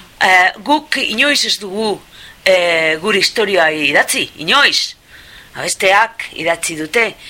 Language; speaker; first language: Basque; non-native, local second language; Spanish